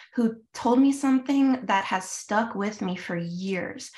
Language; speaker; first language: English; early bilingual, other home language; French